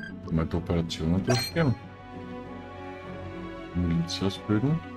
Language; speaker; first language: German; native; German